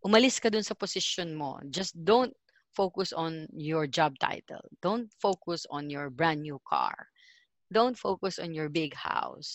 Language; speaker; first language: English; non-native, local second language; Filipino